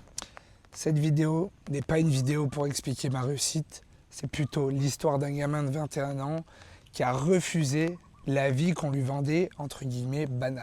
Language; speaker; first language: French; native; French